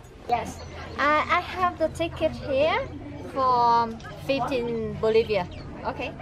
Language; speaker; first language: English; non-native, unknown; Vietnamese